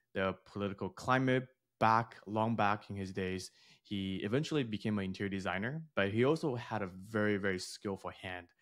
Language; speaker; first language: English; early bilingual, other home language; Chinese